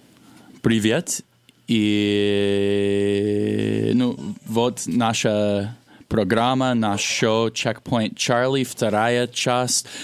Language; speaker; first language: Russian; non-native, learner; English